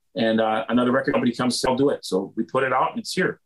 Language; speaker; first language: English; native; English